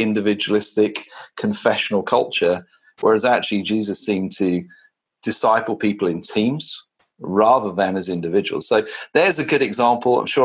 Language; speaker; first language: English; native; English